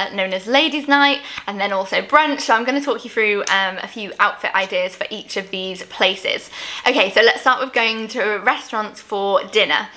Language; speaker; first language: English; native; English